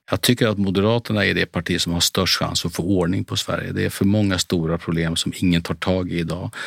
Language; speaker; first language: Swedish; native; Swedish